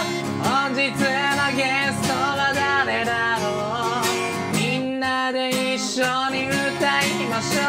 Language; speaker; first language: Japanese; native; Japanese